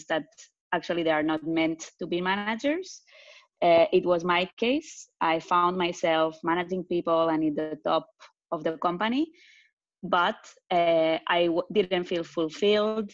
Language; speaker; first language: English; non-native, fluent; Spanish